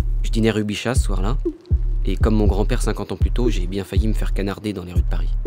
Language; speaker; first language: French; native; French